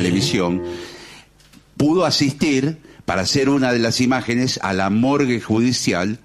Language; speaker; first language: Spanish; native; Spanish